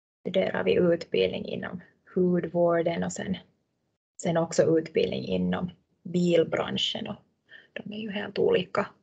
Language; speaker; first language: Swedish; native; Swedish